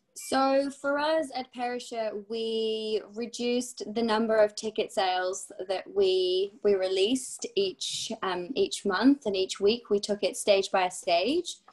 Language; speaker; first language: English; native; English